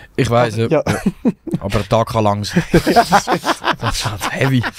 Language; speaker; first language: German; native; German